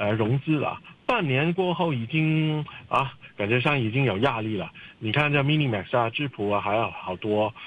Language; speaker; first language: Chinese; non-native, local second language; Cantonese